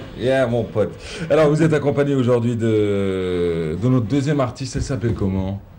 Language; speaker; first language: French; non-native, local second language; Arabic